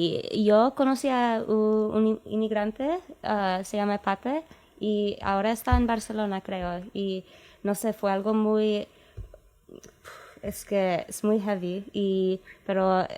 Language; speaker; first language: Spanish; non-native, fluent; English